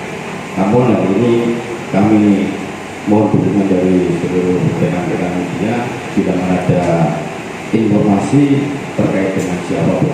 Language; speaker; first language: Indonesian; native; Indonesian